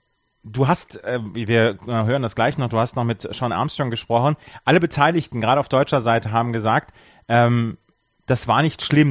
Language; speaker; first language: German; native; German